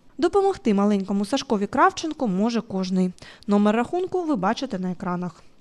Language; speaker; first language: Ukrainian; native; Ukrainian